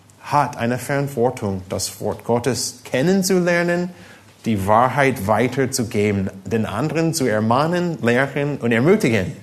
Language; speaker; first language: German; non-native, fluent; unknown